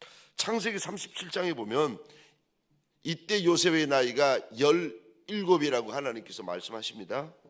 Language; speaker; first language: Korean; native; Korean